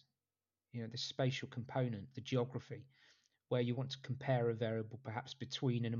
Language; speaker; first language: English; native; English